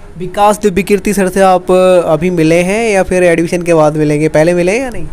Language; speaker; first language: Hindi; native; Hindi